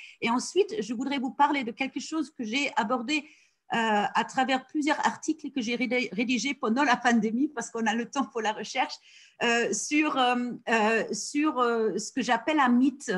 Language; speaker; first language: French; non-native, fluent; German